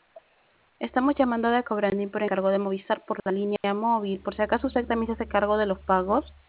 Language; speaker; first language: Spanish; native; Spanish